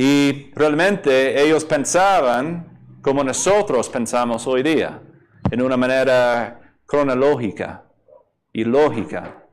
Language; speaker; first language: Spanish; non-native, fluent; English